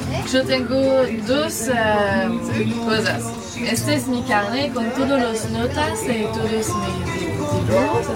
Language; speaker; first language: Spanish; non-native, learner; French